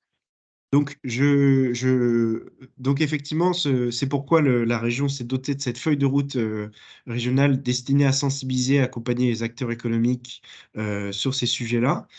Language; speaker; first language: French; native; French